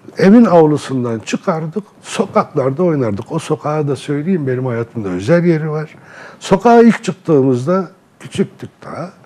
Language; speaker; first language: Turkish; non-native, local second language; Arabic